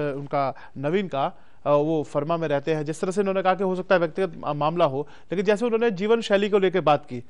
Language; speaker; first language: Hindi; native; Hindi